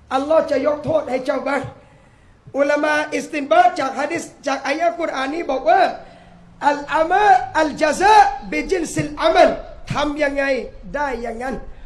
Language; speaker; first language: Thai; native; Thai